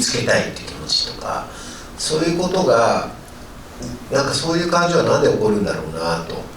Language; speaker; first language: Japanese; native; Japanese